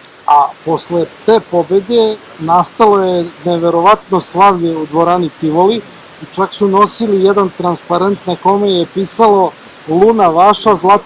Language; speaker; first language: Serbian; native; Serbian